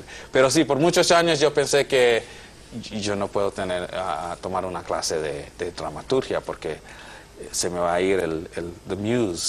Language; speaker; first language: Spanish; non-native, fluent; English